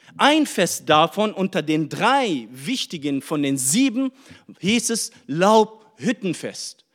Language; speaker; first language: German; non-native, fluent; Arabic